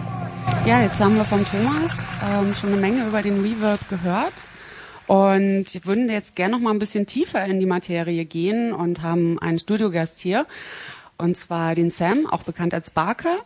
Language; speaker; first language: German; native; German